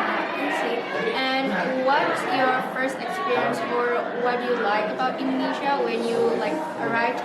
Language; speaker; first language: English; non-native, learner; Indonesian